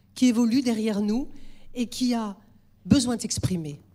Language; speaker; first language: French; native; French